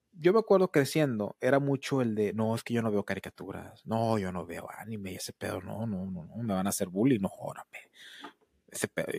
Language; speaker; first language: Spanish; early bilingual, heritage; Spanish